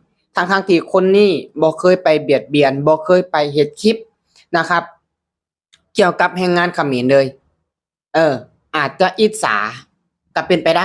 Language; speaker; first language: Thai; non-native, local second language; Lao